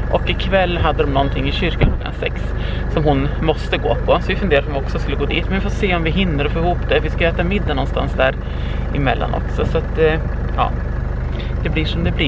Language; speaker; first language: Swedish; native; Swedish